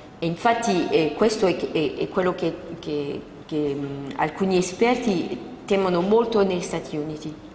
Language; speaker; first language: Italian; non-native, fluent; French